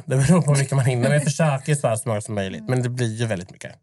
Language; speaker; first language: Swedish; early bilingual, other home language; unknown